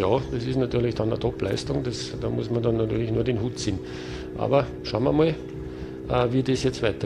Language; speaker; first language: German; native; German